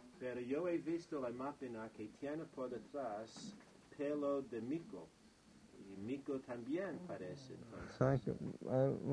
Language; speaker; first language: Spanish; non-native, fluent; English